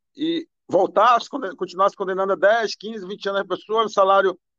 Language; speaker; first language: Portuguese; native; Portuguese